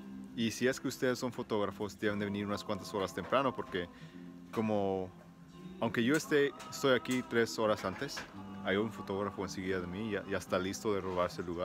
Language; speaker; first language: Spanish; early bilingual, heritage; Spanish